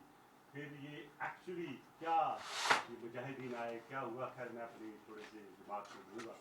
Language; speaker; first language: Urdu; native; Urdu